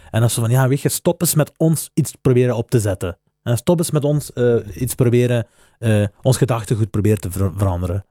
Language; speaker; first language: Dutch; native; Dutch